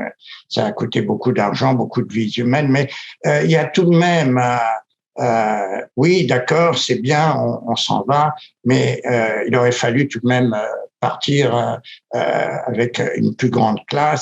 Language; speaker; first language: French; native; French